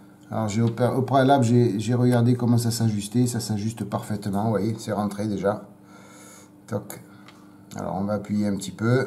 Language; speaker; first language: French; native; French